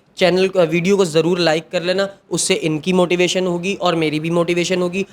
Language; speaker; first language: Urdu; non-native, local second language; Punjabi